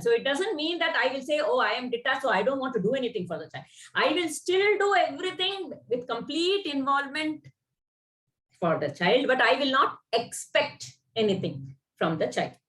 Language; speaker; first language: English; non-native, local second language; Kannada